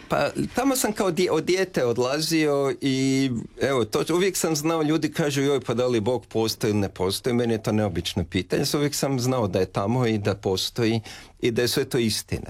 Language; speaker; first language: Serbian; native; Serbian